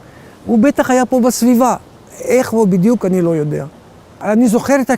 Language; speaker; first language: Hebrew; early bilingual, other home language; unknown